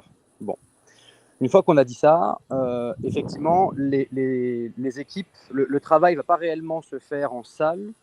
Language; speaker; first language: French; native; French